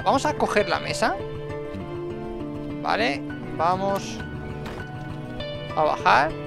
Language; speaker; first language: Spanish; native; Spanish